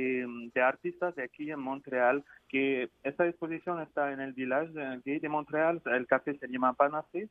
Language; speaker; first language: Spanish; non-native, fluent; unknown